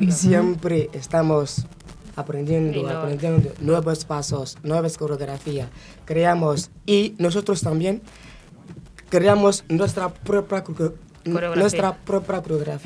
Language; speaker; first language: Spanish; non-native, fluent; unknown